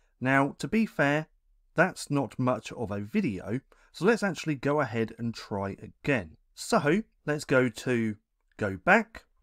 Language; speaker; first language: English; native; English